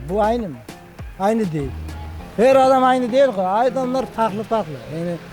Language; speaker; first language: Turkish; non-native, learner; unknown